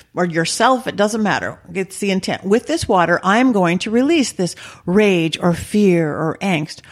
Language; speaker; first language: English; native; English